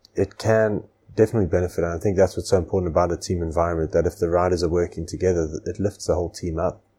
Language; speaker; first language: English; native; English